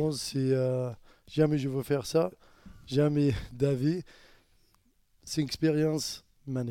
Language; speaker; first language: French; non-native, learner; Arabic